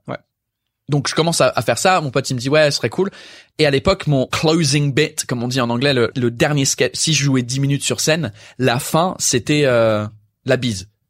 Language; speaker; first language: French; non-native, fluent; English